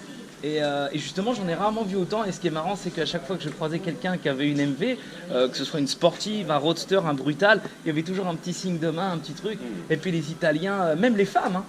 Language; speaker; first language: French; native; French